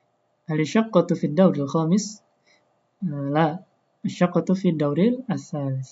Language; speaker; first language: Arabic; non-native, fluent; Indonesian